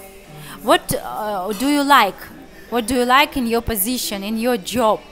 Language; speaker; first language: English; non-native, learner; Russian